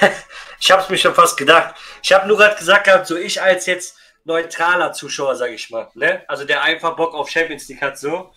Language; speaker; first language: German; native; German